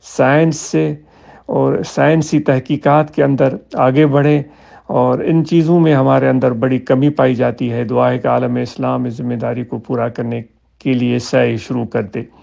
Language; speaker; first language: Urdu; non-native, local second language; Sindhi